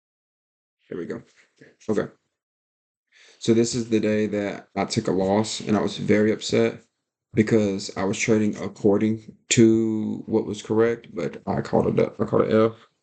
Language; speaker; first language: English; native; English